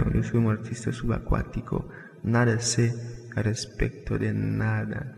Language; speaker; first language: Spanish; non-native, fluent; Portuguese